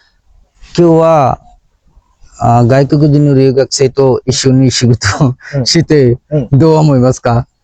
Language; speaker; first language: Japanese; non-native, learner; Bangla